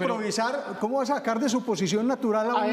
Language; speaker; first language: Spanish; native; Spanish